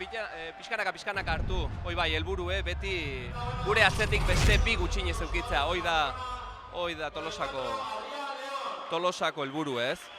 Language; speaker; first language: Basque; native; Basque